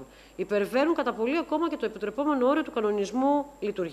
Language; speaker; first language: Greek; native; Greek